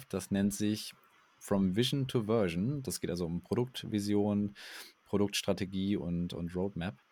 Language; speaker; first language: German; native; German